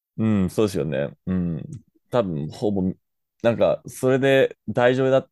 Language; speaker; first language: Japanese; non-native, fluent; English